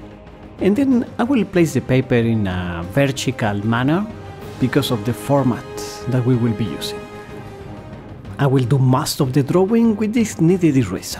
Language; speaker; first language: English; non-native, fluent; Spanish